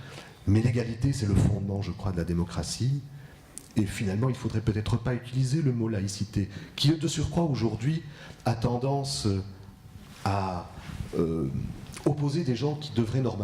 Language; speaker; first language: French; native; French